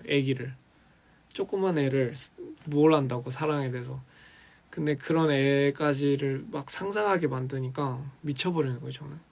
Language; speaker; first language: Korean; early bilingual, other home language; English